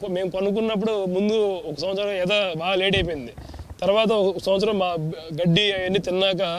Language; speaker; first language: Telugu; native; Telugu